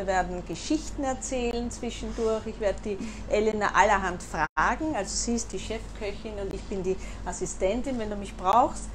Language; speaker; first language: German; native; German